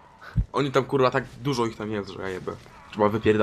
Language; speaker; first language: Polish; native; Polish